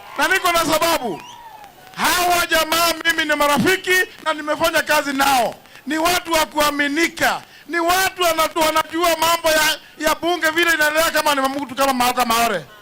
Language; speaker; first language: Swahili; non-native, local second language; Embu